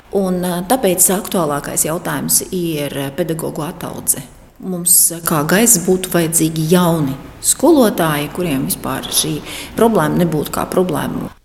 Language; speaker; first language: Latvian; non-native, local second language; Russian